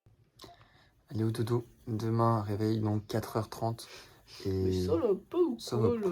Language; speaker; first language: French; native; French